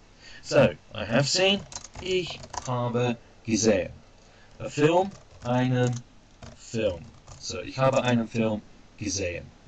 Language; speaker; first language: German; non-native, fluent; English